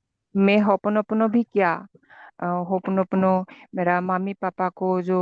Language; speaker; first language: Hindi; non-native, local second language; Assamese